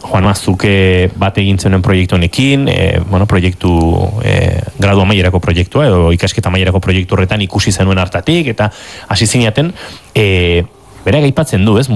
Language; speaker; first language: Basque; native; Basque